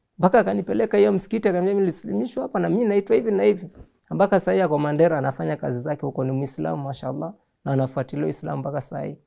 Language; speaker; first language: Swahili; native; Swahili